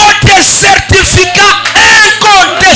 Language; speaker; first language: French; non-native, local second language; Lingala